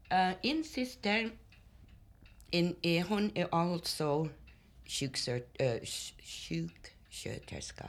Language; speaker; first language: Swedish; early bilingual, heritage; Swedish